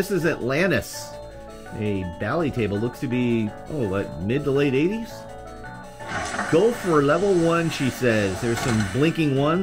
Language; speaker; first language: English; native; English